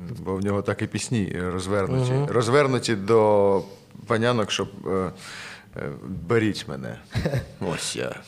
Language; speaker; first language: Ukrainian; non-native, local second language; Russian